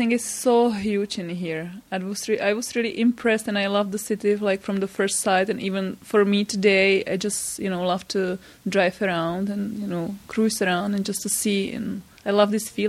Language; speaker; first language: English; non-native, fluent; Czech